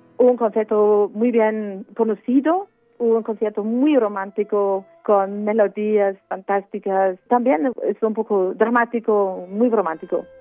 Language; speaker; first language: Spanish; non-native, fluent; English